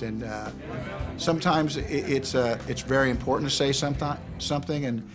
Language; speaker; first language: English; native; English